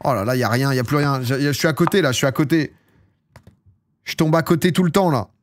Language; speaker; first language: French; native; French